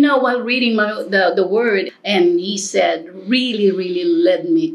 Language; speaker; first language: English; non-native, local second language; Filipino